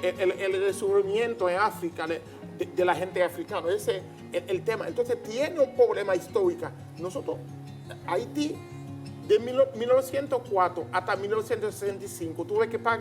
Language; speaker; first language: Spanish; non-native, learner; Haitian Creole